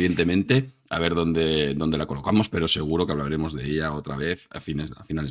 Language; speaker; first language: Spanish; native; Spanish